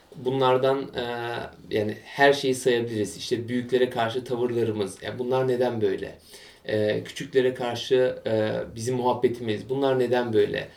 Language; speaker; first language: Turkish; early bilingual, heritage; Turkish